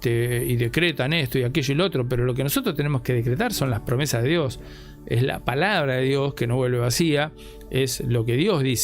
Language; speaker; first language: Spanish; native; Spanish